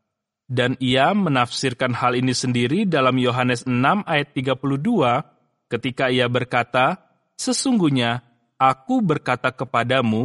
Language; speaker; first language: Indonesian; native; Indonesian